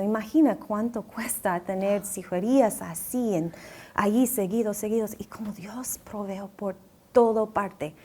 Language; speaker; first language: Spanish; non-native, fluent; English